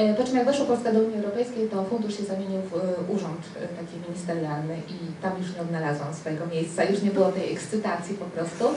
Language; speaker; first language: Polish; early bilingual, heritage; Spanish